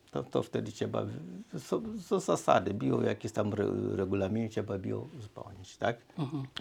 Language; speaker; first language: Polish; non-native, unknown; Swahili